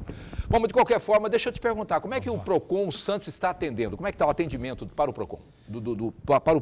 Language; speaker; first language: Portuguese; native; Portuguese